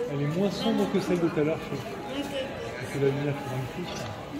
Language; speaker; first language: French; native; French